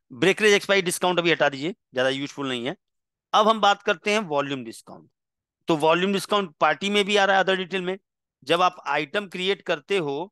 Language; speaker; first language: Hindi; non-native, local second language; Gujarati